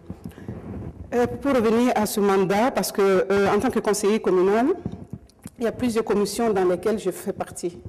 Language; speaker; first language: French; non-native, local second language; Mossi